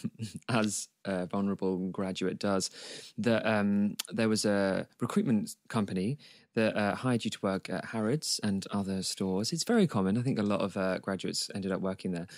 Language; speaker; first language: English; native; English